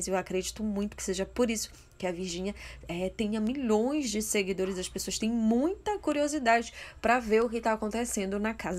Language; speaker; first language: Portuguese; native; Portuguese